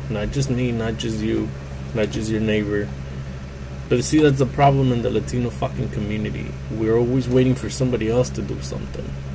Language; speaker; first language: English; early bilingual, other home language; Spanish